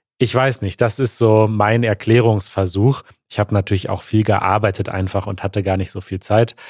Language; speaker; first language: German; native; German